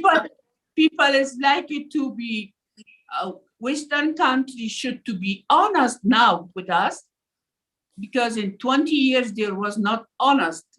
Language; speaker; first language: English; non-native, learner; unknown